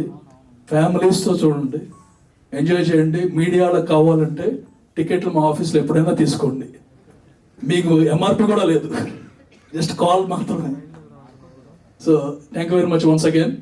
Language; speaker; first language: Telugu; native; Telugu